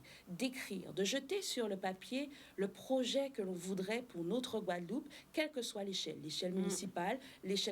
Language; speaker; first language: French; native; French